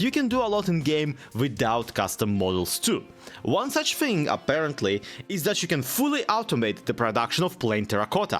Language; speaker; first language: English; native; English